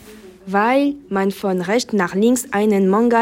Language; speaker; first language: German; non-native, learner; French